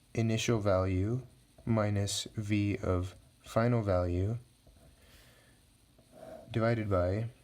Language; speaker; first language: English; native; English